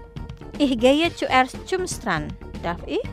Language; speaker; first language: German; non-native, fluent; Indonesian